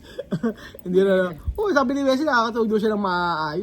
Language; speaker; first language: Filipino; native; Filipino